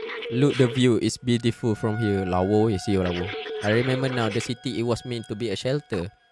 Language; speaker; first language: English; non-native, local second language; Malay